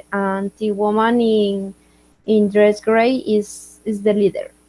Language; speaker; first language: English; non-native, learner; Spanish